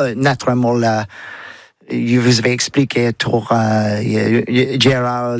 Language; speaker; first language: French; non-native, learner; English